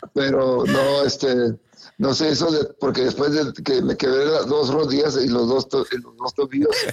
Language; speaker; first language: Spanish; early bilingual, heritage; Spanish